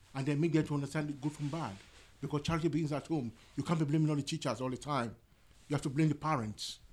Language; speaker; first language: English; non-native, local second language; Yoruba